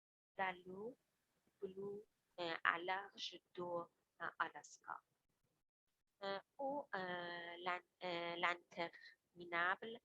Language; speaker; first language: French; non-native, learner; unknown